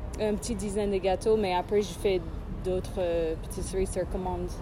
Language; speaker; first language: French; non-native, fluent; English